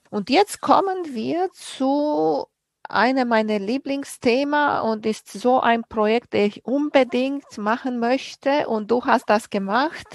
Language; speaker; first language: German; native; German